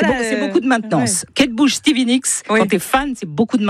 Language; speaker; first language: French; native; French